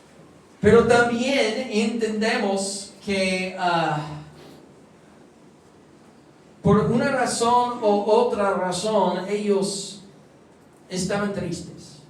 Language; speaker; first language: Spanish; non-native, fluent; English